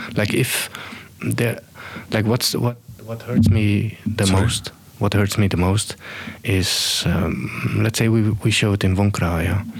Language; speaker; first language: English; non-native, fluent; Estonian